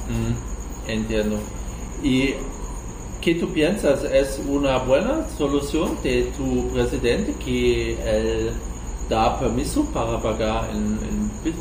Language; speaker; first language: Spanish; non-native, learner; German